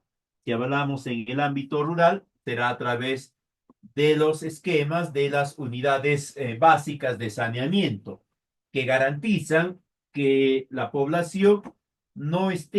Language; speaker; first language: Spanish; native; Spanish